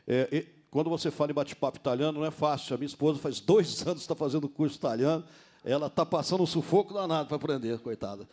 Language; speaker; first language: Portuguese; native; Portuguese